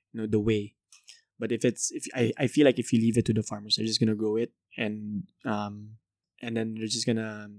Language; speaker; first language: English; non-native, local second language; Filipino